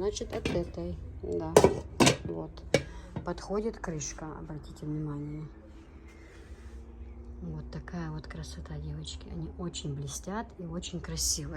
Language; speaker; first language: Russian; non-native, local second language; Chechen